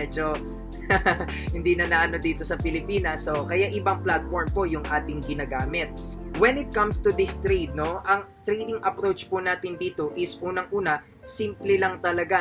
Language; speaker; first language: Filipino; native; Filipino